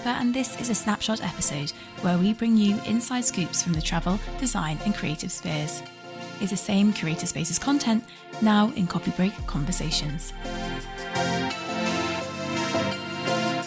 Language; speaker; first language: English; native; English